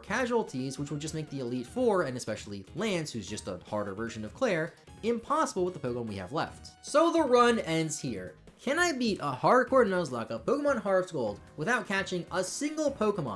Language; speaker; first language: English; native; English